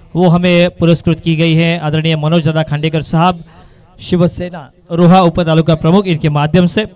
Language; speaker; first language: Hindi; non-native, local second language; Marathi